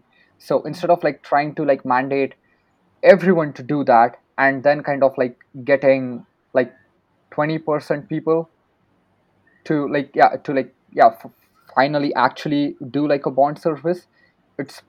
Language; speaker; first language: English; non-native, local second language; Marathi